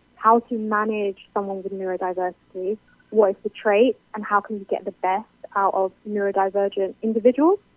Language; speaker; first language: English; native; English